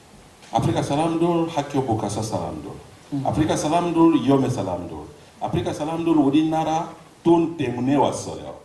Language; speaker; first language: Korean; non-native, learner; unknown